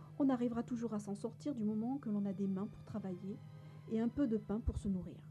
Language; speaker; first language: French; native; French